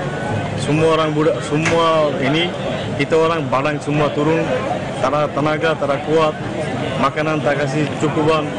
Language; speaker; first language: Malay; non-native, learner; Bangla